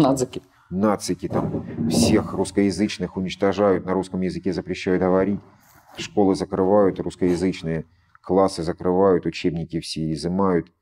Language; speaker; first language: Russian; native; Russian